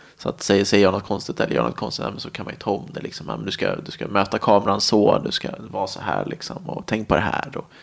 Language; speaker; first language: Swedish; native; Swedish